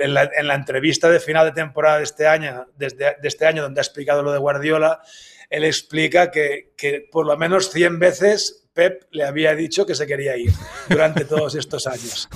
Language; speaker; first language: Spanish; native; Spanish